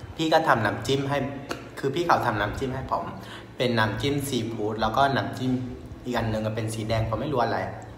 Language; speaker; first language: Thai; non-native, fluent; Vietnamese